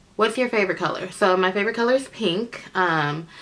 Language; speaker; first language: English; native; English